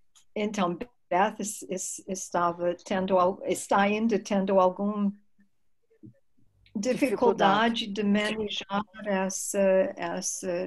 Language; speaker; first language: Portuguese; non-native, fluent; English